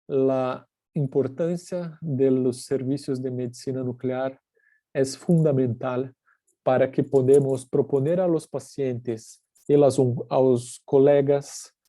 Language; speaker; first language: Spanish; non-native, fluent; Portuguese